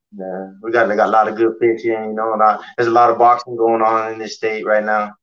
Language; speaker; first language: English; native; English